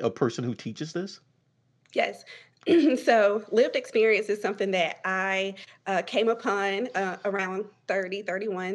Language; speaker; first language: English; native; English